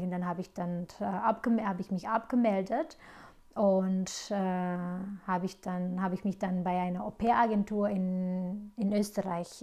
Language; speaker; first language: German; non-native, fluent; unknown